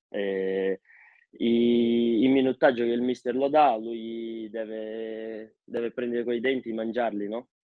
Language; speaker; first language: Italian; non-native, fluent; Portuguese